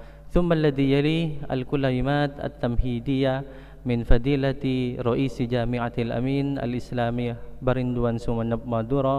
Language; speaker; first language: Arabic; non-native, fluent; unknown